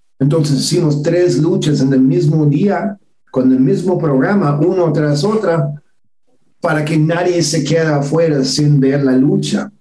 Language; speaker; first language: Spanish; non-native, fluent; English